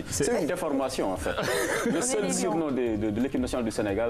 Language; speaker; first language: French; non-native, local second language; Wolof